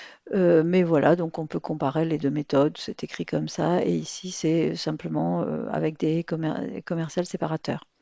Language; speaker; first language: French; native; French